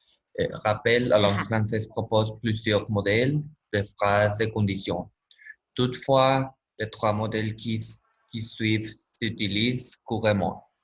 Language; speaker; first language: French; non-native, learner; Spanish